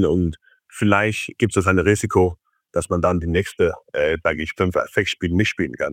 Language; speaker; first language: German; non-native, fluent; Faroese